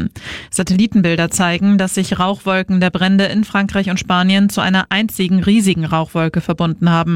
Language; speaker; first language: German; native; German